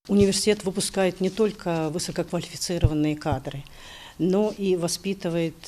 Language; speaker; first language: Russian; native; Russian